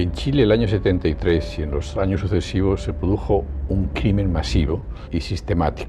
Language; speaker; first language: Spanish; native; Spanish